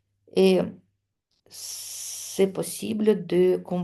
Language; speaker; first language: French; non-native, fluent; Russian